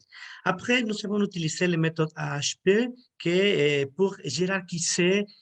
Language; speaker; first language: French; non-native, learner; Spanish